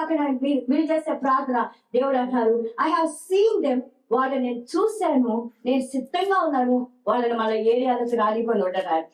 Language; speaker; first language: Telugu; native; Telugu